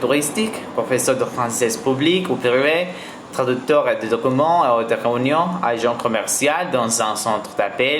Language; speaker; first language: French; non-native, learner; Spanish